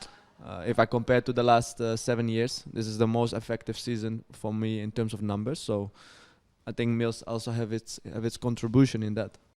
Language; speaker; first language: English; non-native, fluent; Dutch